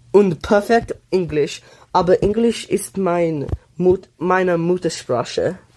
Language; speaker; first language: German; non-native, learner; English